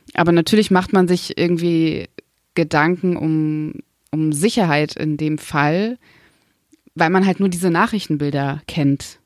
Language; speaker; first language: German; early bilingual, other home language; Kurdish